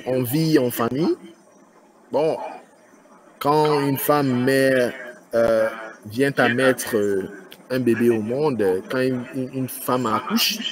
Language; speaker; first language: French; non-native, fluent; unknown